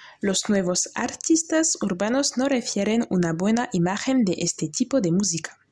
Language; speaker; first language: Spanish; non-native, learner; French